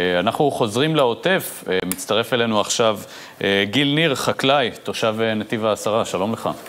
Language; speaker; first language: Hebrew; native; Hebrew